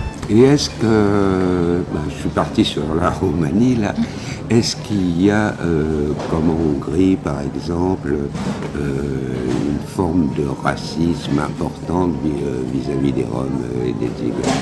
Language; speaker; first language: French; native; French